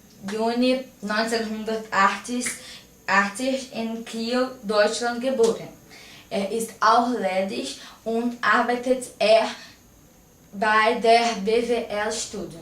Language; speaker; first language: German; non-native, learner; Portuguese